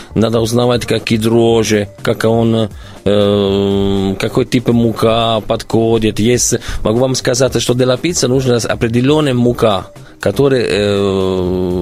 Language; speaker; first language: Russian; non-native, learner; Italian